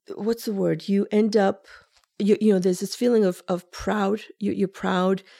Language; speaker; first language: English; early bilingual, other home language; Spanish